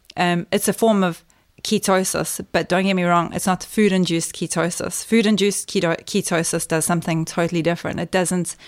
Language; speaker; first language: English; native; English